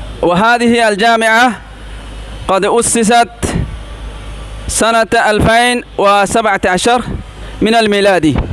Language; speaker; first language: Arabic; non-native, learner; Rohingya